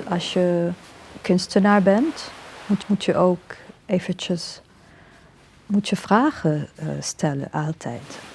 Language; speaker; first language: Dutch; non-native, fluent; Arabic